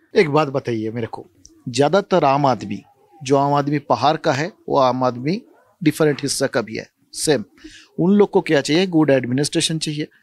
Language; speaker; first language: Hindi; non-native, local second language; Bangla